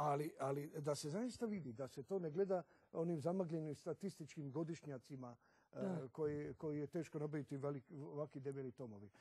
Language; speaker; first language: Croatian; native; Croatian